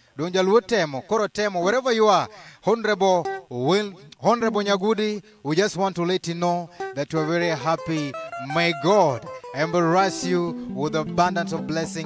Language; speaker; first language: English; non-native, local second language; Luo (Kenya and Tanzania)